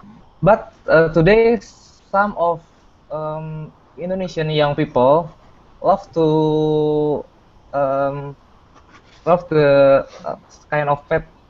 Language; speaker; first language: English; non-native, fluent; Indonesian